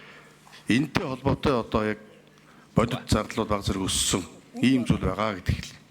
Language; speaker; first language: Mongolian; native; Mongolian